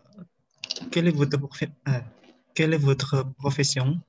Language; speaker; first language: French; non-native, learner; Indonesian